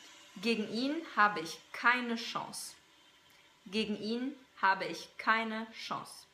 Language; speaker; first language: German; non-native, fluent; English